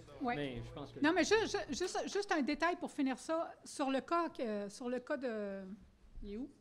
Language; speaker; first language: French; native; French